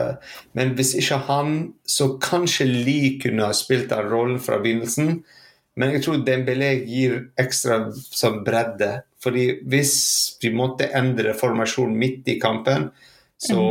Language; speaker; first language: Norwegian; non-native, fluent; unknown